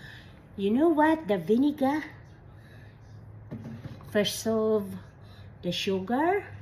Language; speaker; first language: English; non-native, learner; Filipino